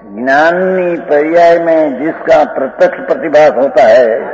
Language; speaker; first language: Hindi; non-native, local second language; Gujarati